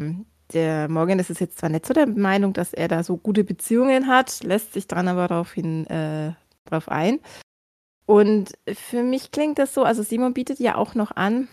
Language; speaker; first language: German; native; German